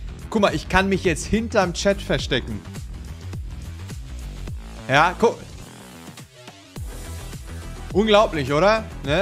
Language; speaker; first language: German; native; German